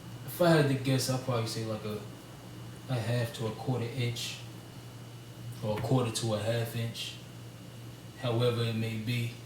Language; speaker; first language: English; native; English